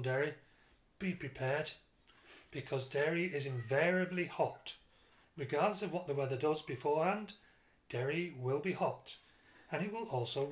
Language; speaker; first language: English; native; English